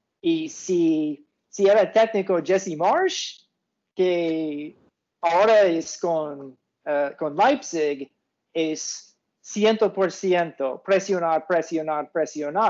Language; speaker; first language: Spanish; non-native, learner; English